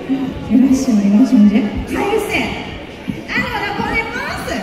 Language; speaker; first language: French; non-native, learner; Japanese